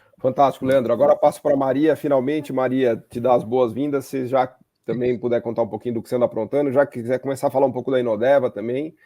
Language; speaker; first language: Portuguese; native; Portuguese